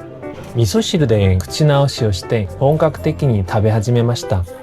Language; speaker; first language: Japanese; non-native, fluent; Korean